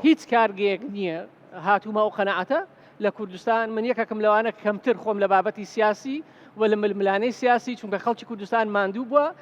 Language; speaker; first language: Central Kurdish; native; Central Kurdish